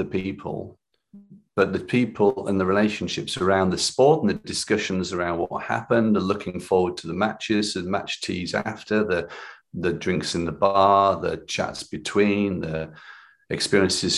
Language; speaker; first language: English; native; English